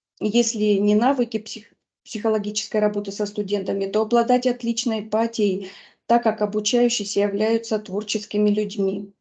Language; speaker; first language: Russian; native; Russian